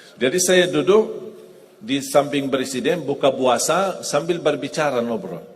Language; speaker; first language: Indonesian; non-native, fluent; Arabic